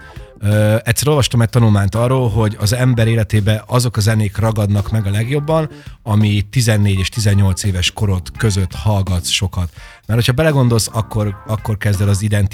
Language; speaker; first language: Hungarian; native; Hungarian